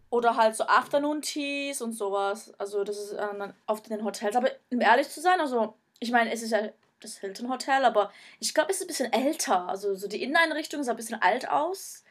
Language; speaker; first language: German; early bilingual, other home language; Turkish